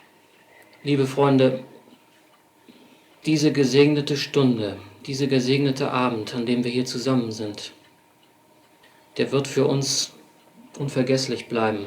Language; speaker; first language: German; native; German